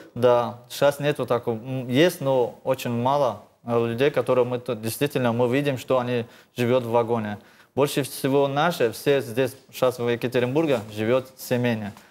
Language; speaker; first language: Russian; non-native, learner; Tajik